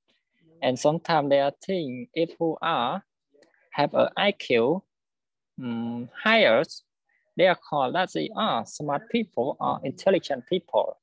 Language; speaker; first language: English; non-native, learner; Khmer